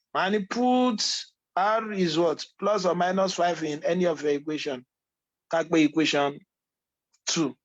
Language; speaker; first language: English; non-native, local second language; Yoruba